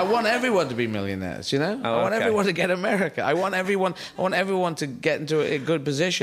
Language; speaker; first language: English; native; English